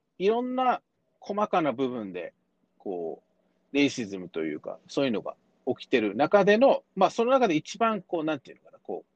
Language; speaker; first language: Japanese; early bilingual, heritage; Japanese